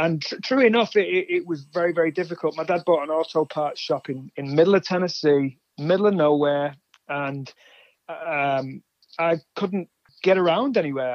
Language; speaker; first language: English; native; English